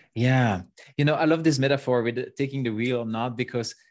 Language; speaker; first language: English; non-native, fluent; French